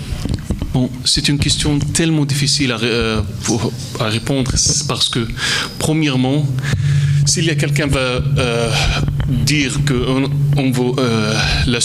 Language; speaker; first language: French; non-native, fluent; Arabic